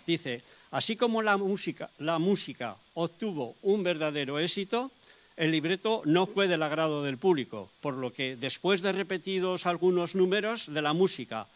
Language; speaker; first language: Spanish; native; Spanish